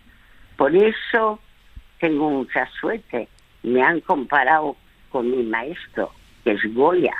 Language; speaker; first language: Spanish; early bilingual, other home language; French